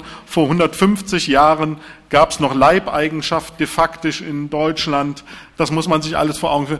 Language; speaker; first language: German; native; German